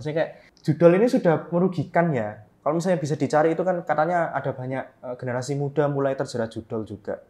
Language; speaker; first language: Indonesian; native; Indonesian